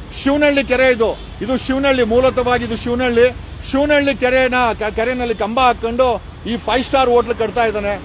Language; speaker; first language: Kannada; native; Kannada